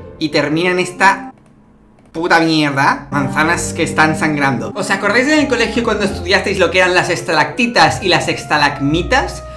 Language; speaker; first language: Spanish; native; Spanish